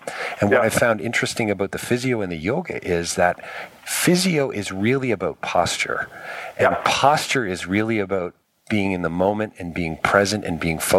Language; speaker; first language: English; native; English